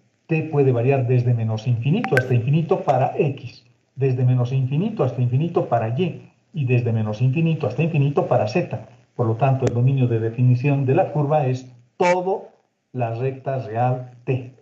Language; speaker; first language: Spanish; native; Spanish